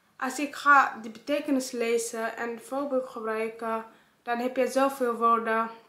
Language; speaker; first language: Dutch; non-native, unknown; Tigrinya